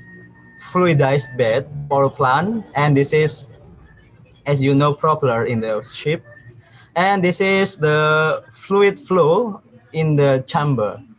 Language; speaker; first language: English; non-native, learner; Indonesian